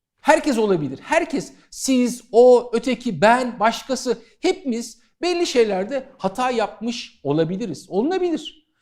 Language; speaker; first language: Turkish; native; Turkish